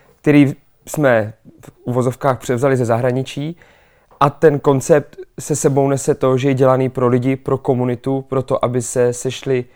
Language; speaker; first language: Czech; native; Czech